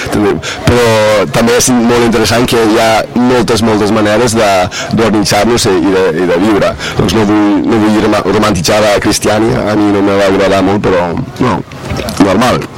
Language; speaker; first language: Catalan; non-native, fluent; English